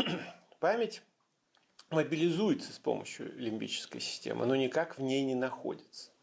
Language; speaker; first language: Russian; native; Russian